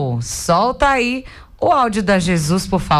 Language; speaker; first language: Portuguese; native; Portuguese